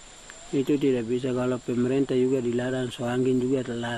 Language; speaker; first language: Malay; non-native, local second language; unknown